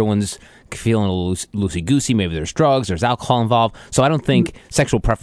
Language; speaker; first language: English; native; English